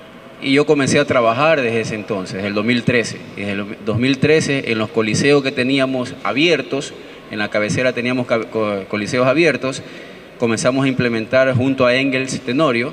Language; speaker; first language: Spanish; native; Spanish